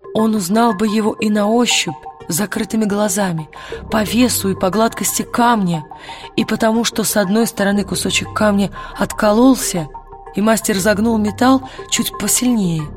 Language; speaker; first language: Russian; native; Russian